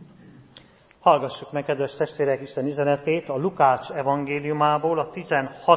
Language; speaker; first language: Hungarian; native; Hungarian